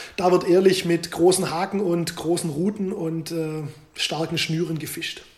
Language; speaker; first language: German; native; German